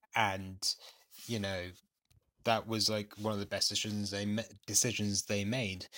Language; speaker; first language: English; native; English